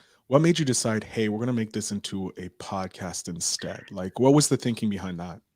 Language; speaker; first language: English; native; English